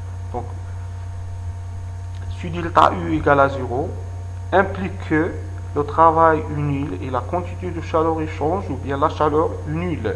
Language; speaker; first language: French; non-native, local second language; Arabic